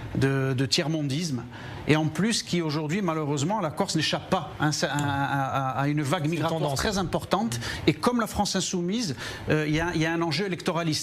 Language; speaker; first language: French; native; French